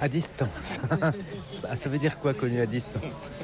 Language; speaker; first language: French; native; French